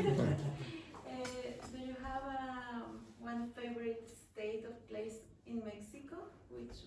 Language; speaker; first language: English; non-native, learner; Portuguese